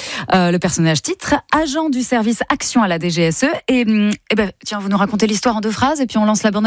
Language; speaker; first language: French; native; French